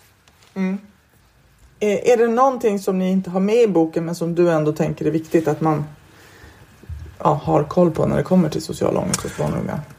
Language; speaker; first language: Swedish; native; Swedish